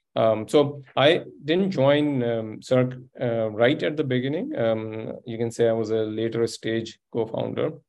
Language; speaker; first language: English; non-native, local second language; Sindhi